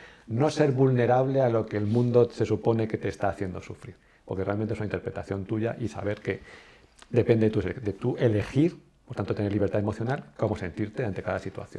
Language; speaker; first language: Spanish; native; Spanish